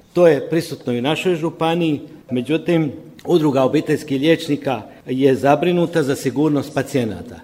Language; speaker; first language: Croatian; native; Croatian